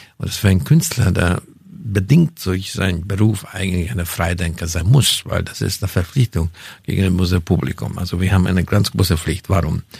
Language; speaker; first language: German; non-native, fluent; Hungarian